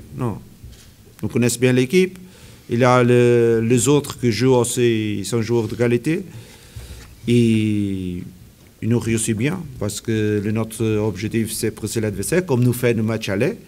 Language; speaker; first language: French; non-native, learner; Portuguese